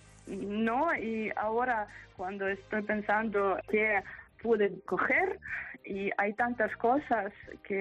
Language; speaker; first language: Spanish; non-native, fluent; Ukrainian